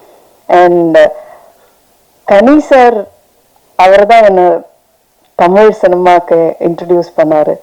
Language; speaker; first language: Tamil; non-native, fluent; Malayalam